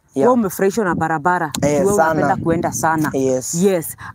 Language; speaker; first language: Swahili; non-native, local second language; Kikuyu